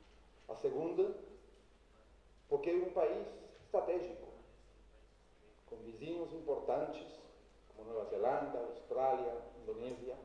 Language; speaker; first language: Portuguese; non-native, fluent; Spanish